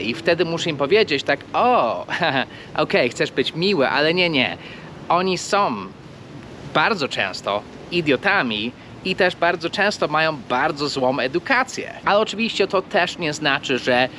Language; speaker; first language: Polish; non-native, fluent; English